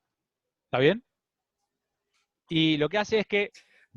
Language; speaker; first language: Spanish; native; Spanish